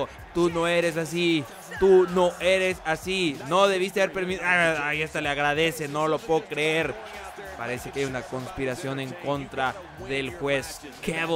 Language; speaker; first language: Spanish; native; Spanish